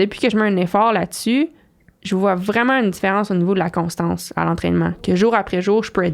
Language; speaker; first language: French; native; French